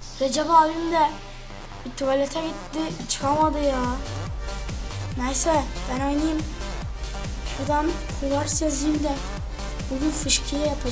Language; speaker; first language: Turkish; native; Turkish